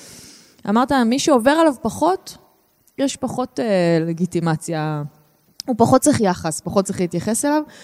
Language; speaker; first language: Hebrew; native; Hebrew